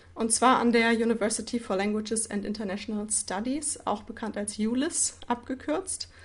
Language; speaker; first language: German; native; German